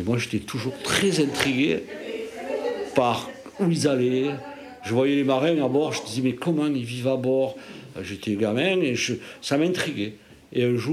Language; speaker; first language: French; native; French